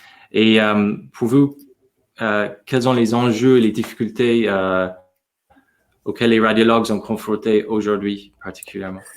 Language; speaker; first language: French; non-native, fluent; English